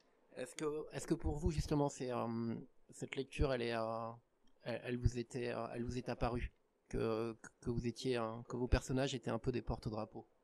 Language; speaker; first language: French; native; French